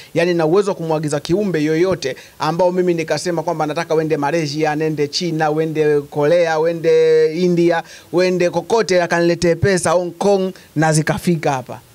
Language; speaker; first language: Swahili; native; Swahili